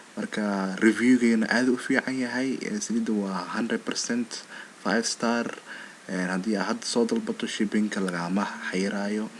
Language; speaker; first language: Somali; early bilingual, heritage; Somali